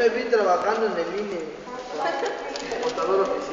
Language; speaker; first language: Spanish; native; Spanish